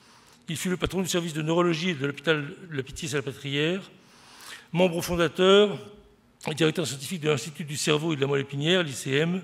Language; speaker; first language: French; native; French